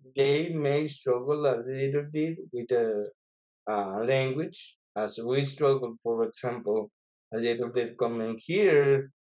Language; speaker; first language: English; non-native, fluent; Spanish